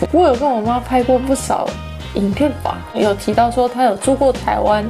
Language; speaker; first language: Chinese; non-native, fluent; English